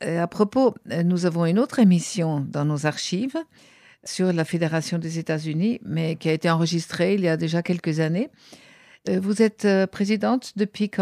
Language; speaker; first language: French; native; French